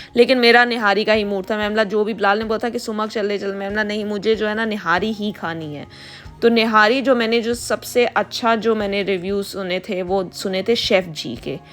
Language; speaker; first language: Urdu; native; Urdu